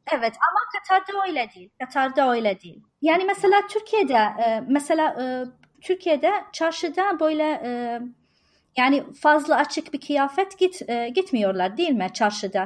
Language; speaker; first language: Turkish; non-native, learner; Arabic